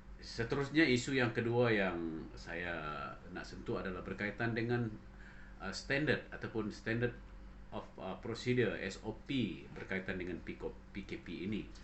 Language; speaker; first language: Malay; non-native, local second language; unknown